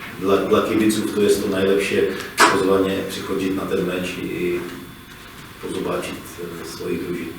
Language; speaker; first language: Polish; non-native, learner; Czech